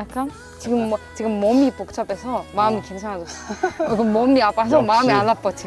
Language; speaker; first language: Korean; non-native, learner; Greek